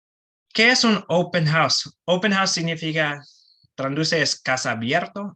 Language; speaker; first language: Spanish; non-native, learner; English